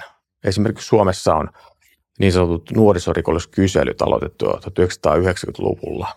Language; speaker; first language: Finnish; native; Finnish